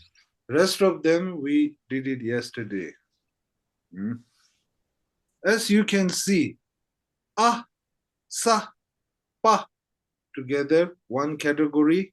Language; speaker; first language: English; non-native, fluent; Tibetan